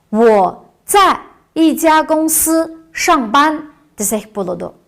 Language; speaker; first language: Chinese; non-native, local second language; Uyghur